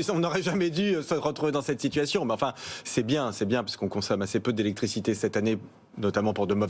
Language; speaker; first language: French; native; French